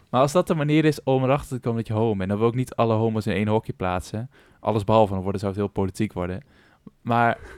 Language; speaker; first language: Dutch; native; Dutch